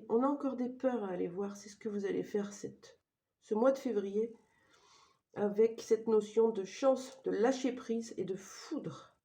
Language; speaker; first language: French; native; French